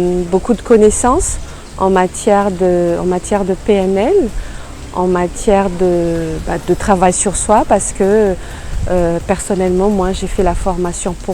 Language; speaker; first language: French; non-native, local second language; Malagasy